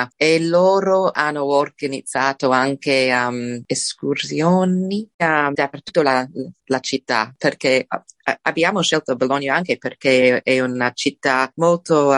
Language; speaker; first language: Italian; non-native, fluent; English